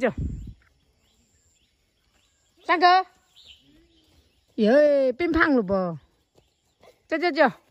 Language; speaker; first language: Chinese; native; Chinese